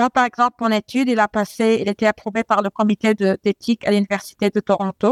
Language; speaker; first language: French; non-native, fluent; Arabic